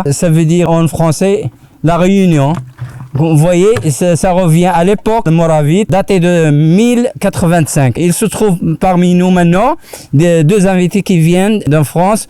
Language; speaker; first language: French; non-native, local second language; Arabic